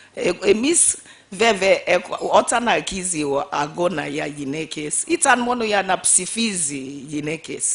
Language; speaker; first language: Greek; non-native, fluent; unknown